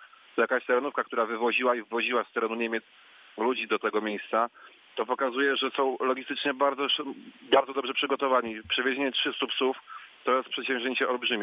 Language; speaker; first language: Polish; native; Polish